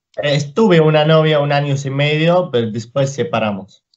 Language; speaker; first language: Spanish; non-native, fluent; Arabic